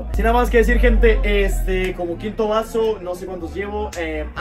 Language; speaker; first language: Spanish; native; Spanish